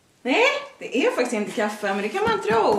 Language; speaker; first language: Swedish; native; Swedish